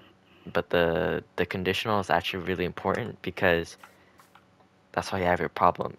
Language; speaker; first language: English; native; English